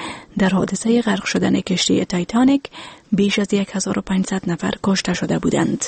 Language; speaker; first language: Persian; native; Persian